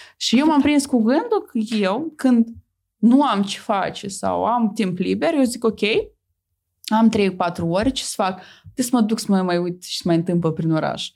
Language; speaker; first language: Romanian; non-native, local second language; Russian